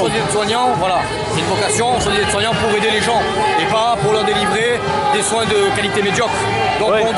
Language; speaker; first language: French; native; French